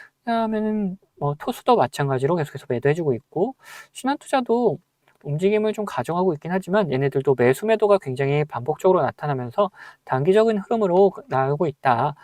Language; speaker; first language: Korean; native; Korean